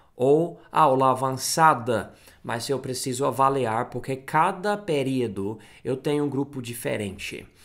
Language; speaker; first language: Portuguese; non-native, fluent; English